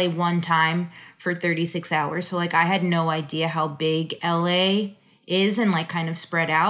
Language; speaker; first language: English; native; English